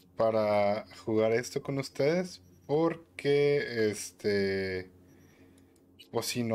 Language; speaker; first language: Spanish; native; Spanish